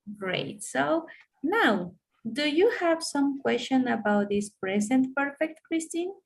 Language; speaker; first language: English; non-native, fluent; Spanish